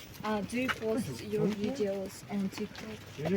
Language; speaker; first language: English; non-native, learner; Russian